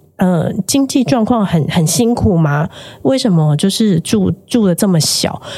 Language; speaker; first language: Chinese; native; Chinese